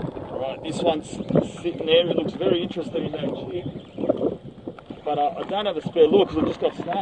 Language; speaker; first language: English; native; English